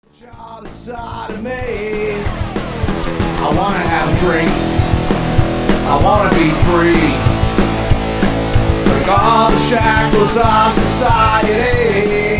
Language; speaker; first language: English; native; English